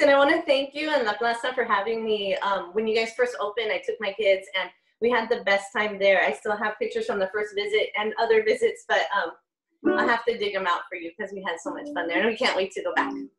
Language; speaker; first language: English; early bilingual, other home language; Spanish